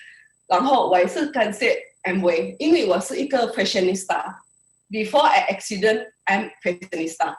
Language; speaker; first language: Chinese; early bilingual, heritage; Indonesian